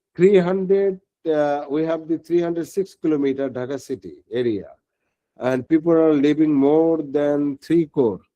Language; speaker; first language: English; non-native, local second language; Bangla